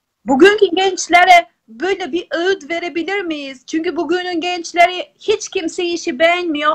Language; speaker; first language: Turkish; non-native, fluent; Albanian